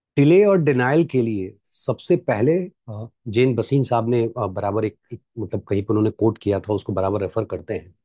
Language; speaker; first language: Hindi; native; Hindi